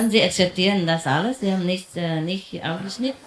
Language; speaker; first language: German; non-native, learner; Vietnamese